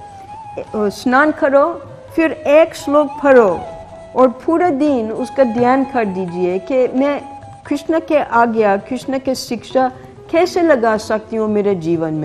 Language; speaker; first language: Hindi; non-native, fluent; English